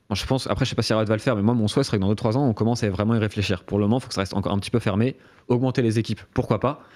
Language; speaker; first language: French; native; French